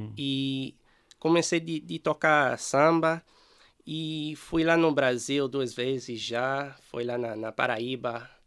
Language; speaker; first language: Portuguese; non-native, learner; English